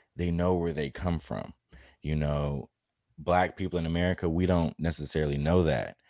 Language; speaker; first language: English; native; English